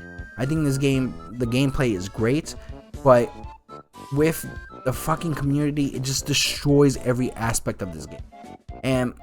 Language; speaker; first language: English; native; English